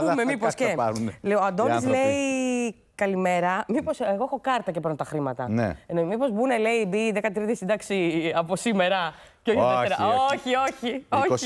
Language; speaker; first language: Greek; native; Greek